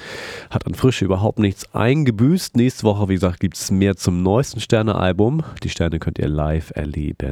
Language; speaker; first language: German; native; German